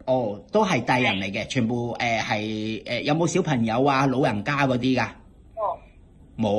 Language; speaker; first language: Cantonese; native; Cantonese